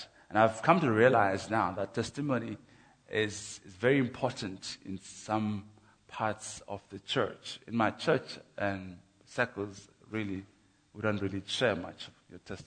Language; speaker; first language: English; non-native, local second language; Xhosa